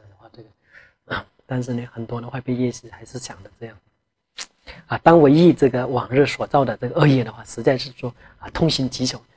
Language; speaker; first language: Chinese; non-native, local second language; Tibetan